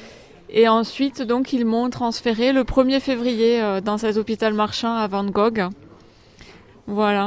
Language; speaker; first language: French; native; French